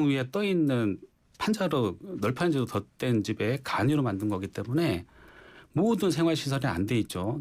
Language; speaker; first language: Korean; native; Korean